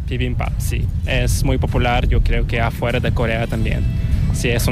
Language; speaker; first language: Spanish; non-native, learner; Korean